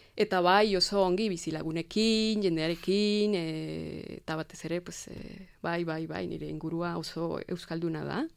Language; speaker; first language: Basque; non-native, fluent; Spanish